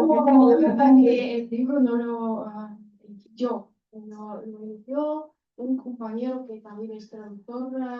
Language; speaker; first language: Spanish; non-native, fluent; Bulgarian